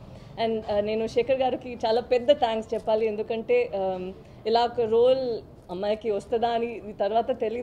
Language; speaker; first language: Telugu; non-native, fluent; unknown